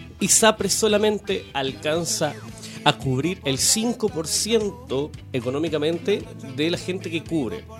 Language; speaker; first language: Spanish; native; Spanish